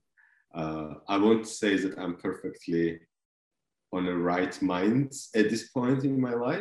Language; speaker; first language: English; non-native, fluent; Georgian